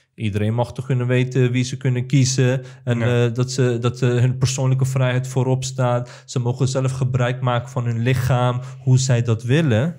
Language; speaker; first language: Dutch; early bilingual, other home language; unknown